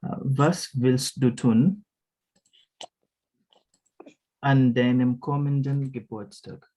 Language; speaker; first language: German; non-native, learner; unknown